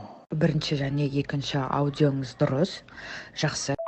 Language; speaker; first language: Kazakh; non-native, fluent; Russian